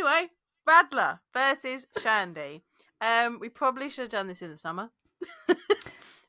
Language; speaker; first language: English; native; English